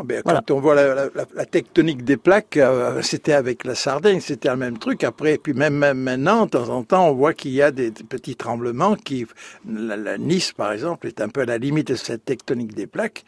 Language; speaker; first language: French; native; French